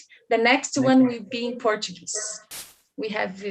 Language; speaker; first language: English; non-native, learner; Portuguese